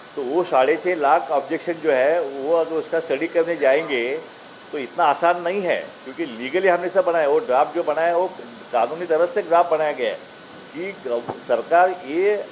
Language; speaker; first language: Hindi; non-native, local second language; Marathi